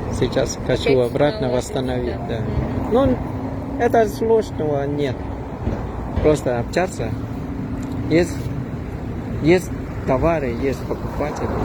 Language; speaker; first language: Russian; non-native, fluent; Thai